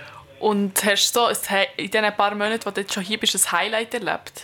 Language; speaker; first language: German; native; German